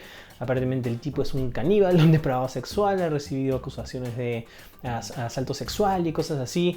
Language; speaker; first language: Spanish; native; Spanish